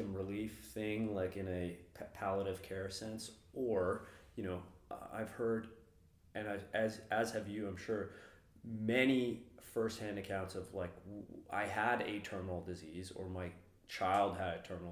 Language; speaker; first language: English; native; English